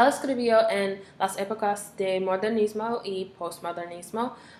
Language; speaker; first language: Spanish; non-native, learner; English